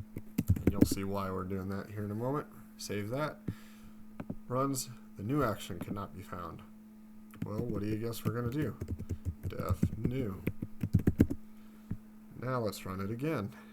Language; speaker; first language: English; native; English